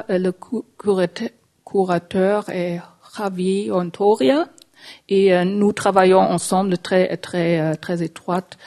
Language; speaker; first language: French; non-native, fluent; German